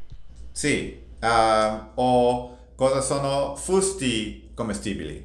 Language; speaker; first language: Italian; non-native, learner; English